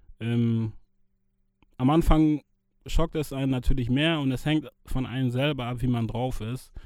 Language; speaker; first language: German; early bilingual, other home language; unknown